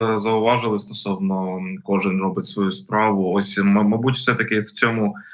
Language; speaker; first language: Ukrainian; native; Ukrainian